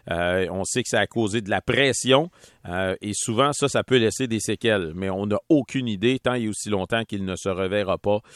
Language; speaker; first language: French; native; French